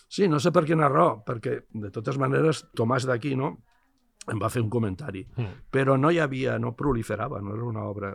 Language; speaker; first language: Catalan; non-native, local second language; Spanish